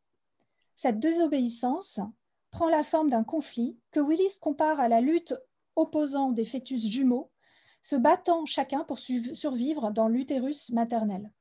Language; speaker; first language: French; native; French